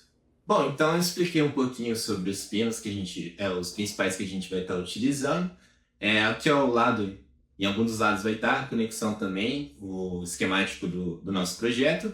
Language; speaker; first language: Portuguese; native; Portuguese